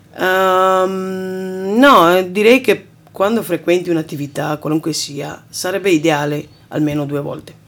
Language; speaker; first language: Italian; non-native, fluent; Romanian